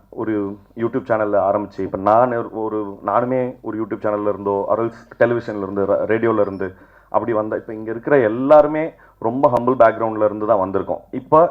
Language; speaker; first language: Tamil; native; Tamil